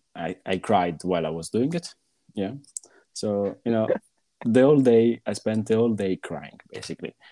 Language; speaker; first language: English; non-native, fluent; Italian